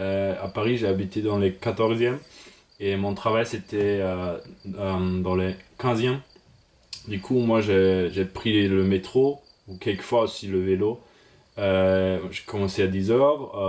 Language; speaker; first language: French; non-native, learner; German